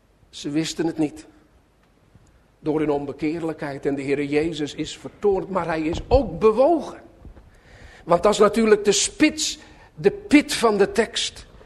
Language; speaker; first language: Dutch; native; Dutch